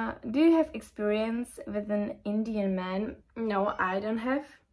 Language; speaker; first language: English; non-native, fluent; Czech